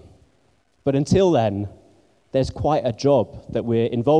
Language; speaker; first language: English; native; English